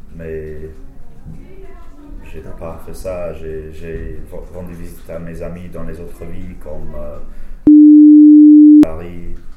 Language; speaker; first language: French; non-native, fluent; English